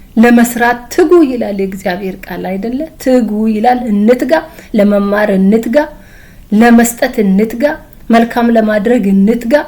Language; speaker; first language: Amharic; non-native, local second language; Oromo